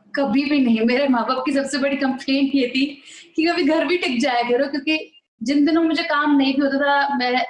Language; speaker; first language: Hindi; native; Hindi